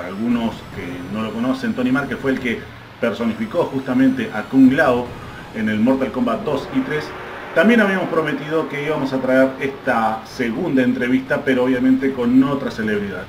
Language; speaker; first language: Spanish; native; Spanish